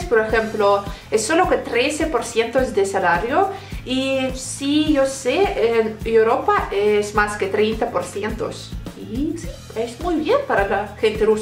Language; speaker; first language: Spanish; non-native, learner; Russian